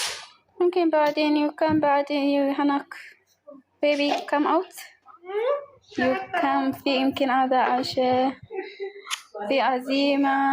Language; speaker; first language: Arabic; non-native, learner; Amharic